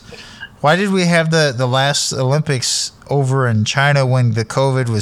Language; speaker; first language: English; native; English